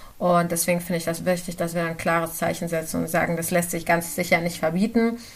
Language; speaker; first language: German; early bilingual, other home language; Central Kurdish